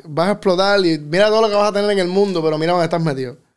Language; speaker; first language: Spanish; early bilingual, heritage; Spanish